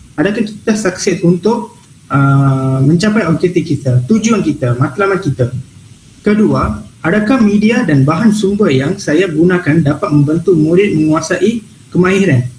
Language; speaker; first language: Malay; non-native, local second language; Tamil